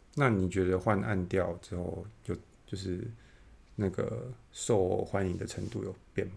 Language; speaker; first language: Chinese; native; Chinese